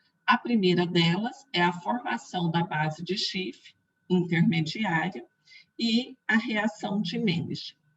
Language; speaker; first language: Portuguese; native; Portuguese